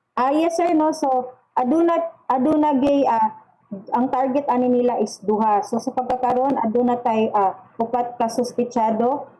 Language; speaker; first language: Cebuano; native; Cebuano